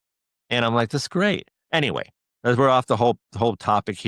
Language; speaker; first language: English; native; English